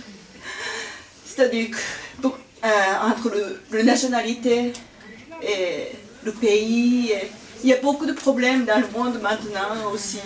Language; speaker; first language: French; non-native, fluent; Japanese